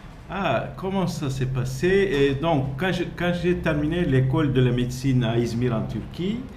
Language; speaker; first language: French; non-native, fluent; Turkish